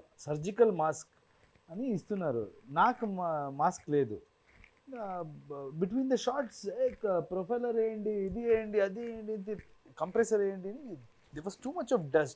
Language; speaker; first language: Telugu; non-native, fluent; Kannada